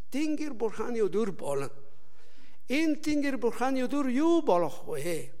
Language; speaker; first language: Mongolian; non-native, learner; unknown